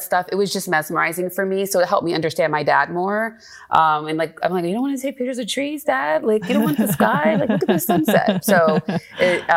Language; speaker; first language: English; native; English